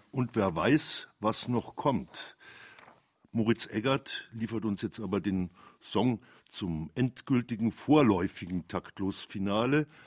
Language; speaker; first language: German; native; German